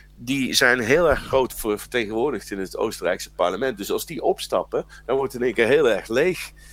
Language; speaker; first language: Dutch; native; Dutch